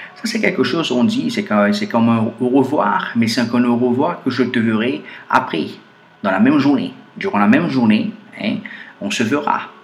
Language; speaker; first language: French; non-native, fluent; Portuguese